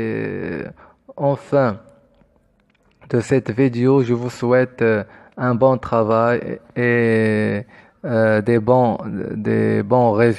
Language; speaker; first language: French; non-native, fluent; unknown